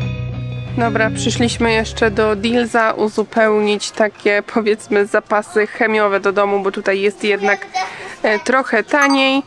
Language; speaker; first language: Polish; native; Polish